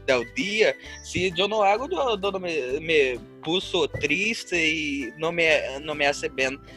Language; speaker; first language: Spanish; non-native, learner; Portuguese